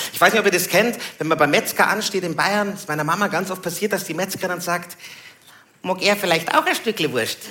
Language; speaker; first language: German; native; German